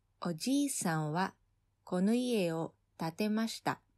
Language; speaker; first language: Japanese; non-native, fluent; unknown